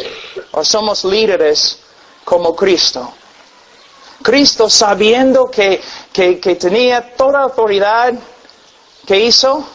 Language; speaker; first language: Spanish; non-native, fluent; English